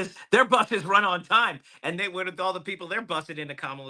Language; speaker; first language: English; native; English